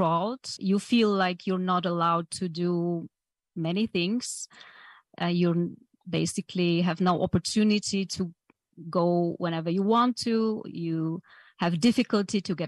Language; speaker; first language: English; non-native, fluent; Polish